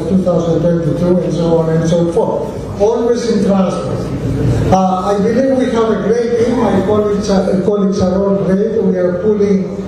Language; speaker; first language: English; non-native, fluent; Greek